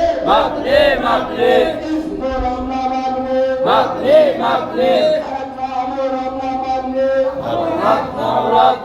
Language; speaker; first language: Arabic; non-native, learner; Bangla